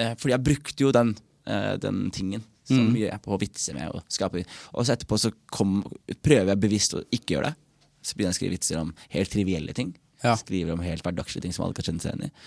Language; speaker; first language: Norwegian; early bilingual, other home language; Somali